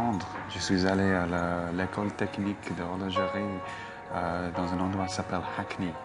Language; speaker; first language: French; non-native, fluent; English